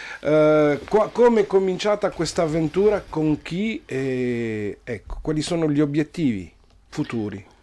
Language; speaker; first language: Italian; non-native, fluent; Arabic